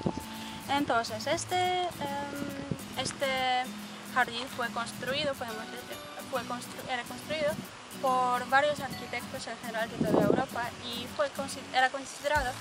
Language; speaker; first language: Spanish; non-native, fluent; Polish